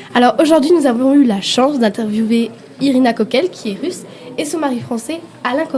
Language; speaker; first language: French; native; French